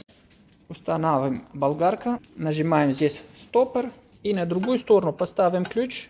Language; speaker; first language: Russian; non-native, learner; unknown